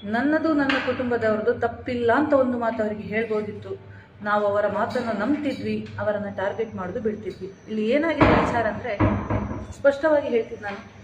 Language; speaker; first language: Kannada; native; Kannada